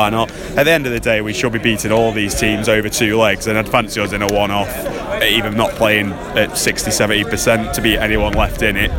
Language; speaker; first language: English; native; English